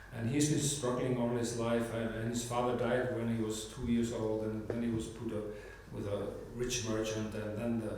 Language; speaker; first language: English; non-native, fluent; Icelandic